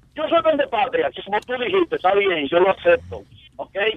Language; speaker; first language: Spanish; native; Spanish